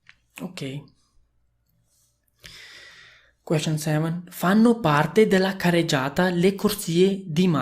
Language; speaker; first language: Italian; non-native, fluent; Urdu